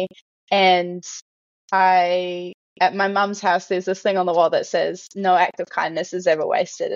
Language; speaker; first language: English; native; English